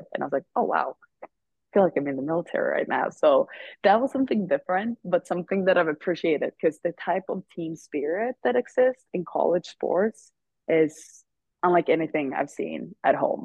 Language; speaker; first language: English; non-native, fluent; Swedish